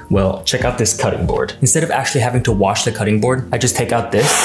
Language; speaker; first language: English; non-native, fluent; Spanish